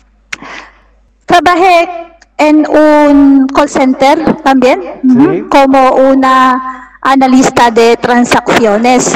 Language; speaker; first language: Spanish; non-native, learner; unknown